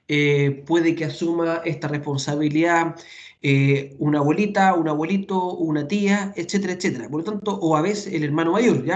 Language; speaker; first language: Spanish; native; Spanish